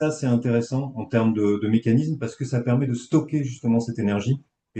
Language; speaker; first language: French; native; French